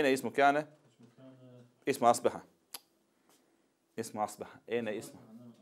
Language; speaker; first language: Arabic; non-native, fluent; Bosnian